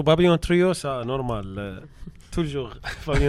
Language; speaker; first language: French; non-native, learner; Arabic